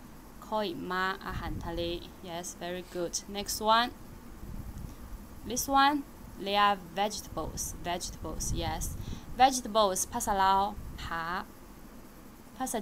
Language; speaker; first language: English; non-native, learner; Chinese